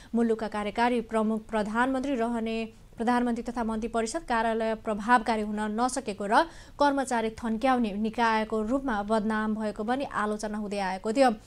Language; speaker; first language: Nepali; non-native, local second language; Maithili